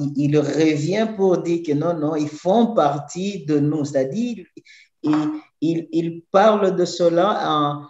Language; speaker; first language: French; native; French